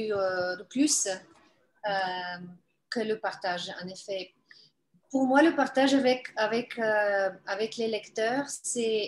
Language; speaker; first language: French; non-native, fluent; Bulgarian